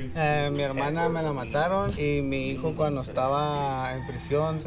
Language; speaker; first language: Spanish; native; Spanish